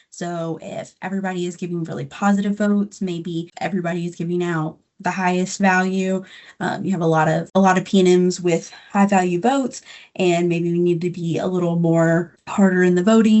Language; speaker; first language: English; native; English